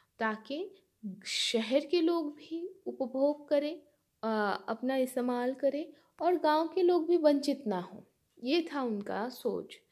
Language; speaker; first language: Hindi; non-native, local second language; Bangla